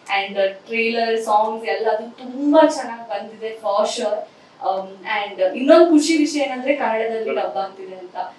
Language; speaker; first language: Kannada; non-native, local second language; Tulu